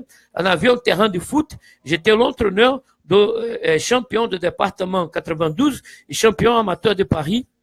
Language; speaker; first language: French; non-native, fluent; Portuguese